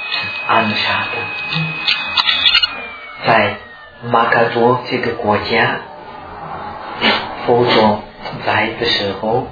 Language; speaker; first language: Chinese; non-native, fluent; Czech